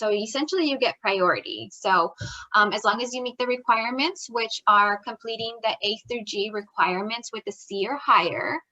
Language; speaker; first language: English; native; English